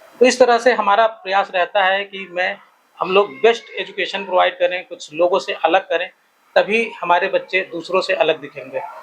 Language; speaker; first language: Hindi; native; Hindi